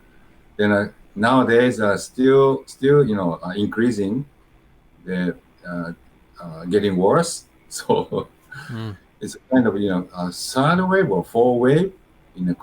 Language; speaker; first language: English; non-native, learner; Japanese